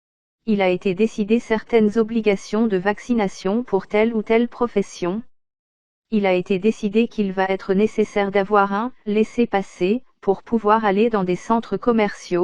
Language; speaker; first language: French; native; French